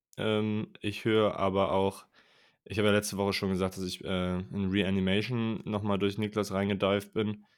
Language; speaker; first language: German; native; German